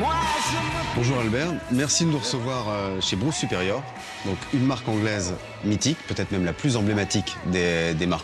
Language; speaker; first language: French; native; French